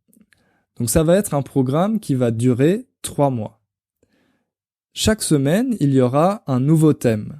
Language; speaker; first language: French; native; French